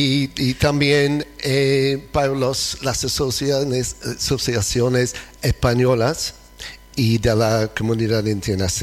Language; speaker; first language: Spanish; non-native, fluent; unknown